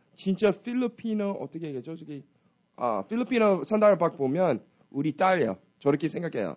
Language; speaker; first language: Korean; early bilingual, heritage; Korean